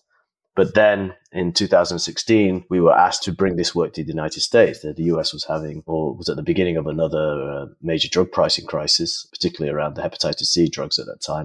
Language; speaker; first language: English; native; English